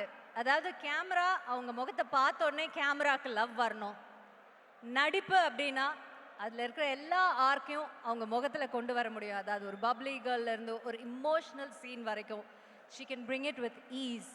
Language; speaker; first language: Tamil; native; Tamil